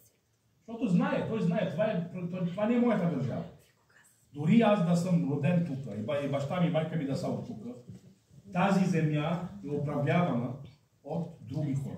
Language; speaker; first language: Bulgarian; non-native, fluent; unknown